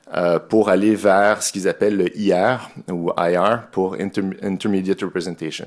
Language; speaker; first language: French; native; French